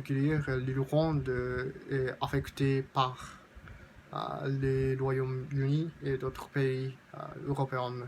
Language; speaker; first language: French; non-native, learner; Japanese